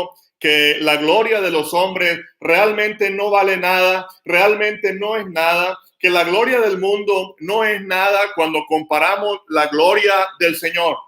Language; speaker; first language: Spanish; native; Spanish